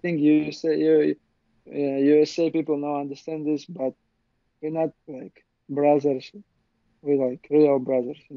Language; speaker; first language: English; non-native, learner; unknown